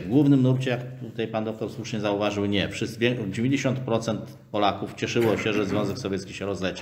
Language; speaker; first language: Polish; native; Polish